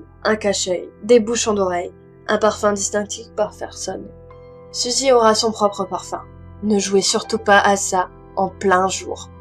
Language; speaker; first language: French; native; French